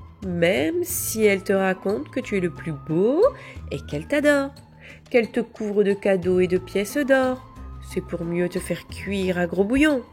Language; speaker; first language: French; native; French